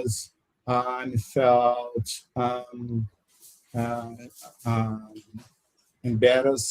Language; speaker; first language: English; non-native, learner; Portuguese